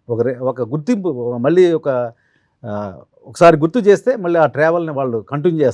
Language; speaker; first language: Telugu; native; Telugu